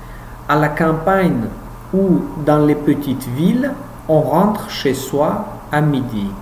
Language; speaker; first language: French; non-native, fluent; Uzbek